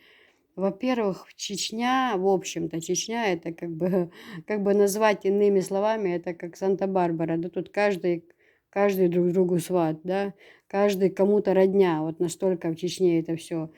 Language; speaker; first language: Russian; native; Russian